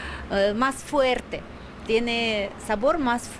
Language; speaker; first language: Spanish; non-native, learner; Russian